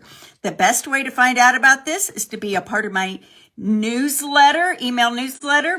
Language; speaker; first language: English; native; English